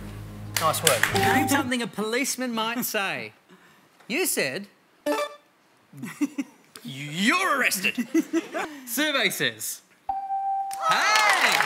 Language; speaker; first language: English; native; English